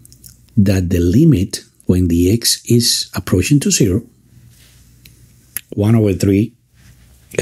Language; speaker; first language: English; non-native, fluent; Spanish